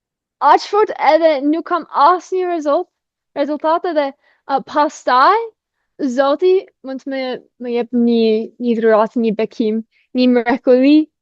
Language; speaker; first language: Albanian; non-native, fluent; English